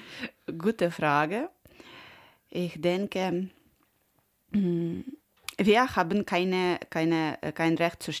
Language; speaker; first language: German; non-native, learner; Ukrainian